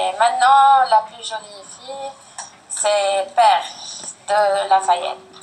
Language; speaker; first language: French; non-native, fluent; Arabic